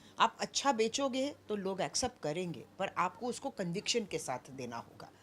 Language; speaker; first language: Hindi; non-native, local second language; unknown